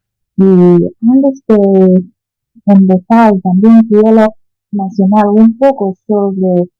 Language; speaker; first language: Spanish; non-native, fluent; Chinese